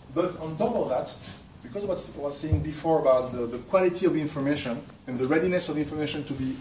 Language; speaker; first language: English; non-native, fluent; French